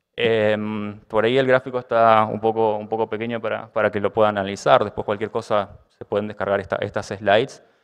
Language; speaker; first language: Spanish; native; Spanish